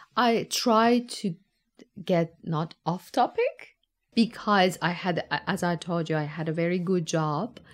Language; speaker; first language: English; non-native, fluent; Persian